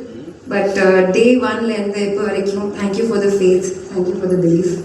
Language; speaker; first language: Tamil; non-native, fluent; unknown